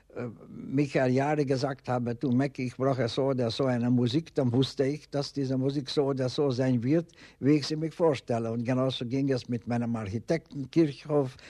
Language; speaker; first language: German; non-native, fluent; Hungarian